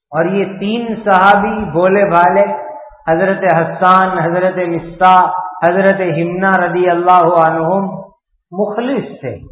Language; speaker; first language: Urdu; native; Urdu